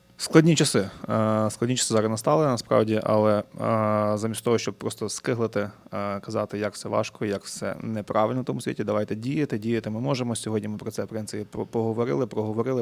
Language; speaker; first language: Ukrainian; native; Ukrainian